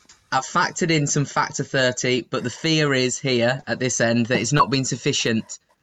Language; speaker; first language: English; native; English